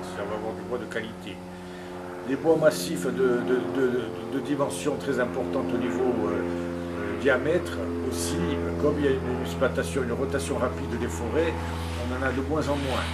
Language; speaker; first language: French; native; French